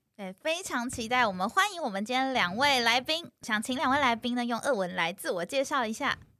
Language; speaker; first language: Chinese; native; Chinese